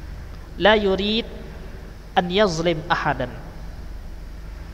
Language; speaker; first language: Arabic; non-native, fluent; Indonesian